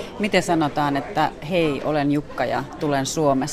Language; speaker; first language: Finnish; native; Finnish